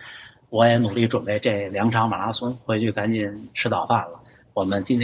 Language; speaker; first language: Chinese; native; Chinese